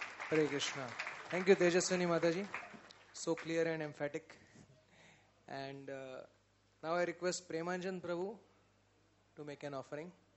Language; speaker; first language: English; non-native, local second language; Marathi